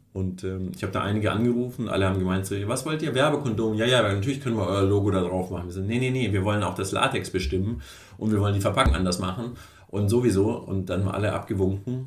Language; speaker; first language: German; early bilingual, other home language; Russian